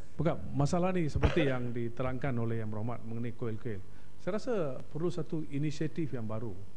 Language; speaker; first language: Malay; non-native, local second language; Tamil